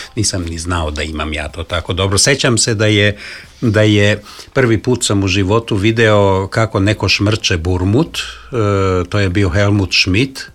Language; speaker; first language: Serbian; non-native, local second language; Hungarian